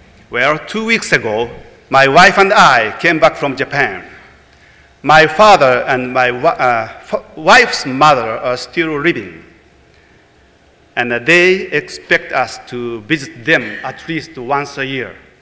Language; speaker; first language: English; non-native, fluent; Japanese